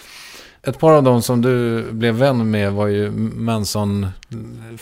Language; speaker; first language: Swedish; native; Swedish